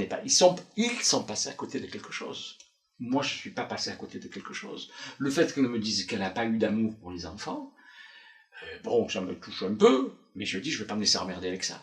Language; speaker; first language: French; native; French